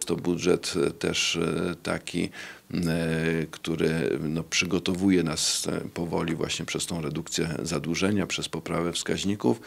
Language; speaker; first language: Polish; native; Polish